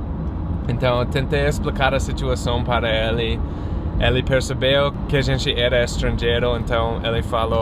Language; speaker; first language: Portuguese; non-native, fluent; English